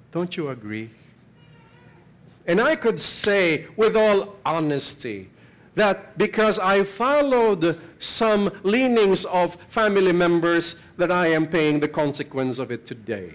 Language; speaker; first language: English; non-native, local second language; Filipino